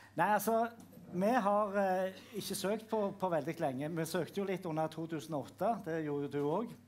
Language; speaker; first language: Norwegian; native; Norwegian